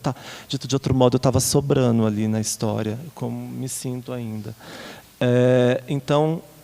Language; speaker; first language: Portuguese; native; Portuguese